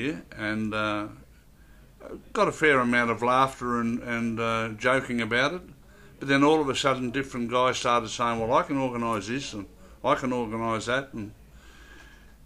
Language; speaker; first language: English; native; English